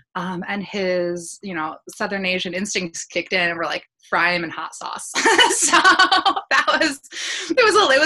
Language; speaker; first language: English; early bilingual, other home language; Polish